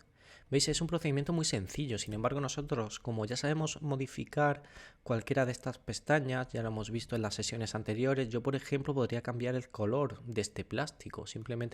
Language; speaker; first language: Spanish; native; Spanish